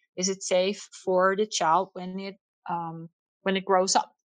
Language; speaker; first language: English; non-native, fluent; Dutch